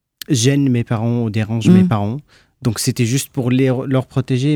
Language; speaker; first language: French; non-native, fluent; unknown